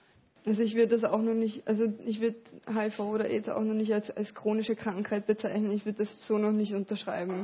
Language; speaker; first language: German; native; German